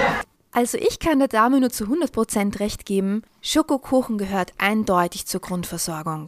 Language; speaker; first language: German; native; German